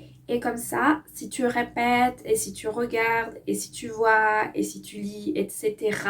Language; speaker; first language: French; non-native, fluent; Spanish